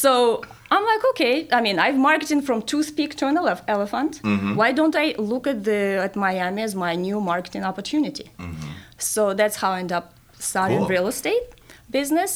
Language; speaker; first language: English; non-native, fluent; Russian